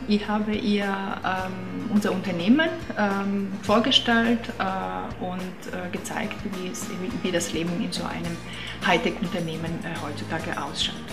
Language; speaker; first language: German; non-native, fluent; Croatian